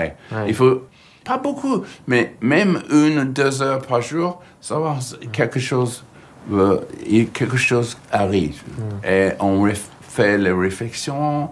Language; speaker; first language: French; non-native, learner; English